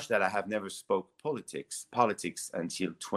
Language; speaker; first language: English; non-native, fluent; French